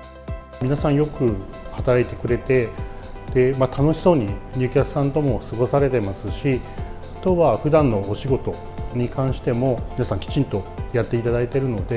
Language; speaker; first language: Japanese; native; Japanese